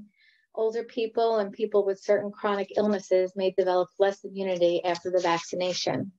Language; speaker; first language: English; native; English